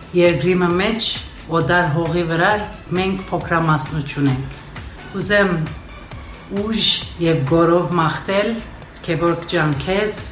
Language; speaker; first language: Armenian; early bilingual, heritage; Armenian